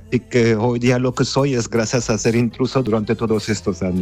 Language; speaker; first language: Spanish; non-native, fluent; Armenian